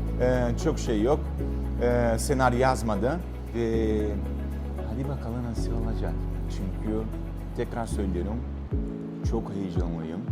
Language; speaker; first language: Turkish; non-native, learner; Portuguese